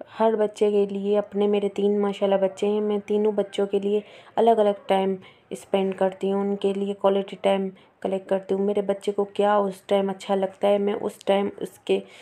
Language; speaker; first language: Urdu; native; Urdu